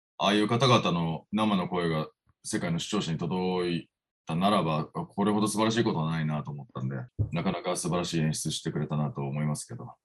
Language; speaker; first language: Japanese; native; Japanese